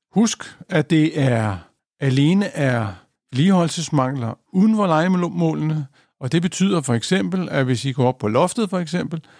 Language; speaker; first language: Danish; native; Danish